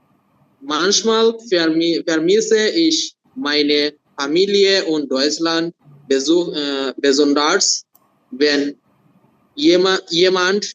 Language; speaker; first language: German; non-native, learner; Bangla